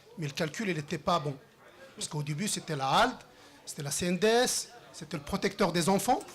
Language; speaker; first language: French; early bilingual, other home language; Riffian